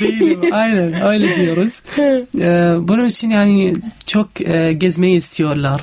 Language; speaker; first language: Turkish; non-native, learner; Arabic